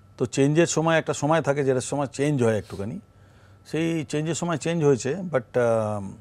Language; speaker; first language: Bangla; native; Bangla